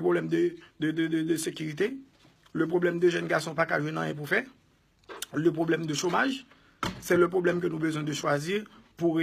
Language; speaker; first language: French; non-native, local second language; Haitian Creole